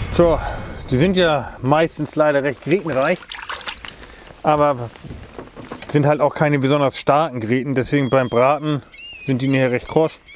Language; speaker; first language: German; native; German